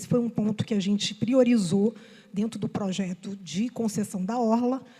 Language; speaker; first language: Portuguese; native; Portuguese